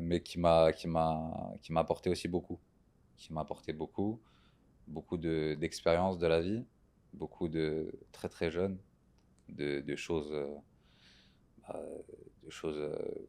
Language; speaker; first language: French; native; French